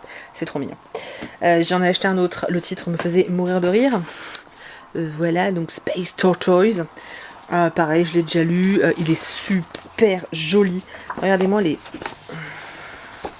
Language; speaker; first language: French; native; French